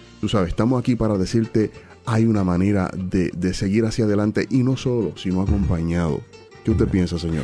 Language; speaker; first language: Spanish; native; Spanish